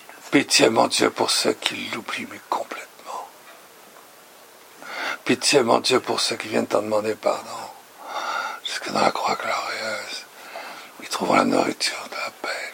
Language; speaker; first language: French; native; French